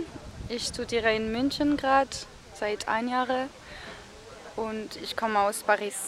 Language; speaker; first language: German; non-native, fluent; French